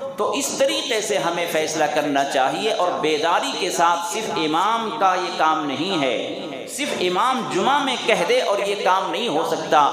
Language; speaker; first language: Urdu; native; Urdu